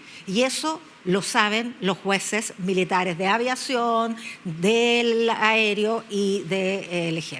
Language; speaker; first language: Spanish; native; Spanish